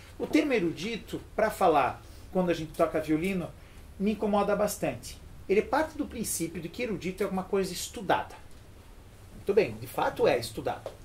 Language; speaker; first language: Portuguese; early bilingual, other home language; French